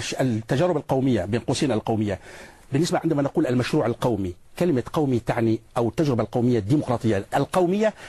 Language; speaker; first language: Arabic; native; Arabic